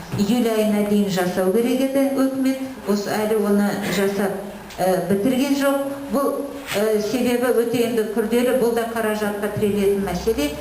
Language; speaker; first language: Kazakh; native; Kazakh